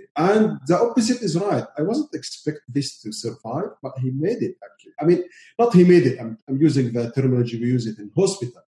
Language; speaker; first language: English; non-native, learner; Arabic